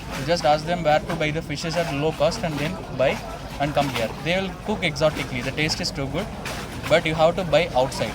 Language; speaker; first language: English; non-native, local second language; Tamil